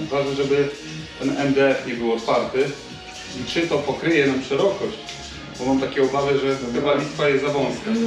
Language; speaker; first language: Polish; native; Polish